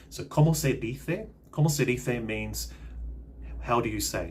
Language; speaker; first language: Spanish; non-native, fluent; English